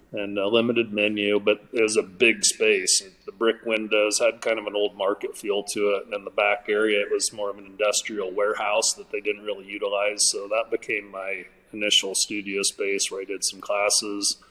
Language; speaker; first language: English; native; English